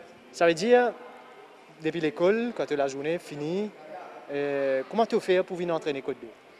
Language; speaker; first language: French; non-native, local second language; Morisyen